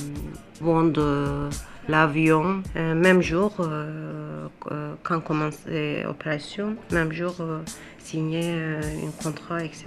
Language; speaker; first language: French; non-native, learner; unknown